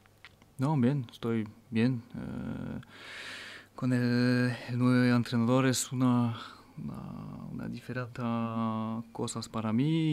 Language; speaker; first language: Spanish; non-native, fluent; French